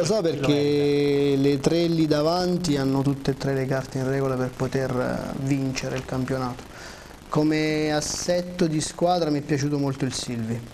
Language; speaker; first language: Italian; native; Italian